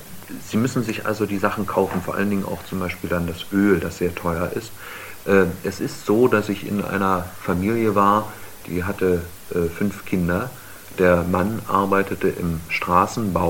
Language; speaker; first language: German; native; German